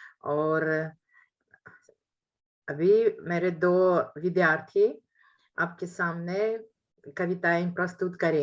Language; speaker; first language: Hindi; non-native, fluent; Uzbek